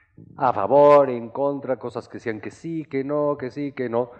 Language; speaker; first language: Spanish; native; Spanish